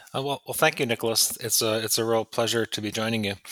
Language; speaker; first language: English; native; English